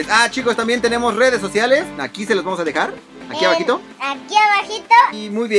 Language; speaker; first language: Spanish; native; Spanish